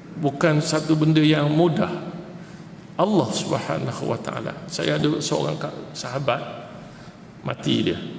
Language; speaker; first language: Malay; native; Malay